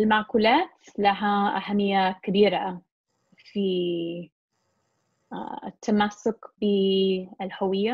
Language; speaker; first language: Arabic; non-native, fluent; English